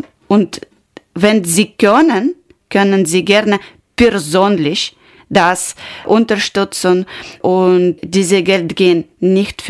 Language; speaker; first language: German; non-native, learner; Ukrainian